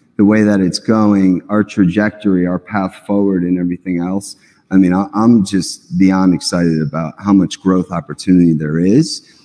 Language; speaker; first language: English; native; English